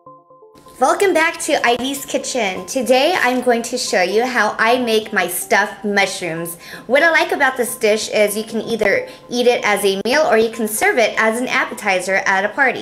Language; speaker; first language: English; native; English